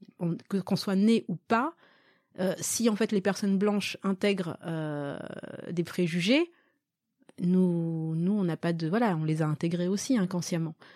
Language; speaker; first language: French; early bilingual, other home language; Malagasy